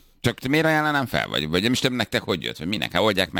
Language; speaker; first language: Hungarian; native; Hungarian